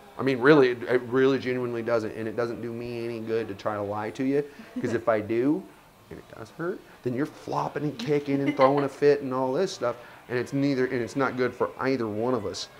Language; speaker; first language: English; native; English